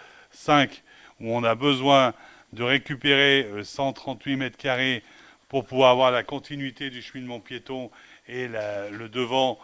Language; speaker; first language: French; native; French